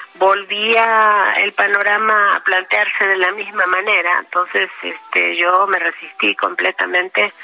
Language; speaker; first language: Spanish; native; Spanish